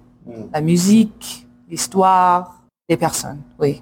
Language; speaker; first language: French; non-native, learner; English